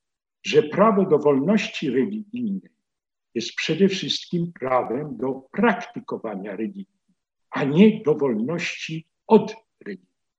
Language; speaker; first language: Polish; native; Polish